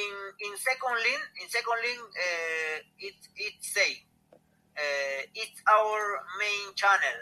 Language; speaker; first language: English; non-native, learner; Spanish